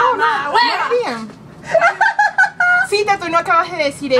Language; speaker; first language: Spanish; native; Spanish